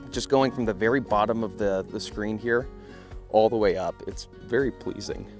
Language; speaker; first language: English; native; English